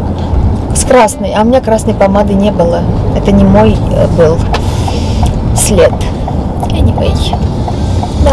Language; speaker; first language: Russian; non-native, local second language; Armenian